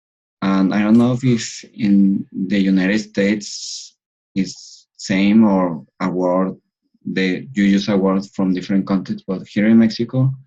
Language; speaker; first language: English; non-native, learner; Spanish